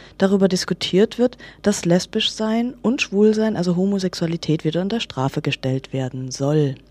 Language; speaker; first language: German; native; German